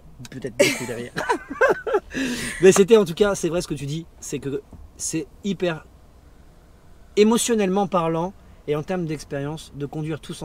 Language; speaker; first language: French; native; French